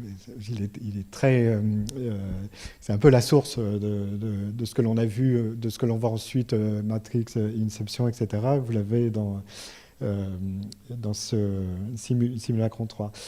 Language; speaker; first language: French; native; French